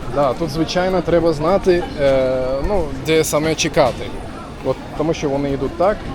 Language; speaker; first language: Ukrainian; non-native, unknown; Turkish